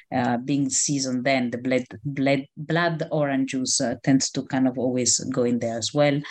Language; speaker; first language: English; non-native, fluent; Italian